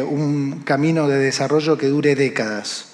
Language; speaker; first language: Spanish; native; Spanish